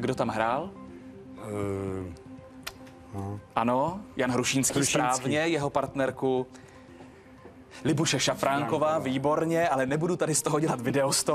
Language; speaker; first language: Czech; native; Czech